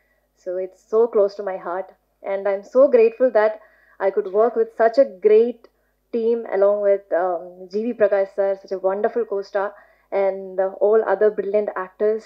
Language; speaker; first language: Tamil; non-native, learner; Malayalam